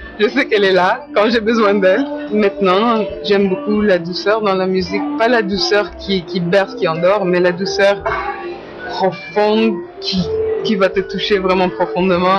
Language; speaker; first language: French; non-native, fluent; English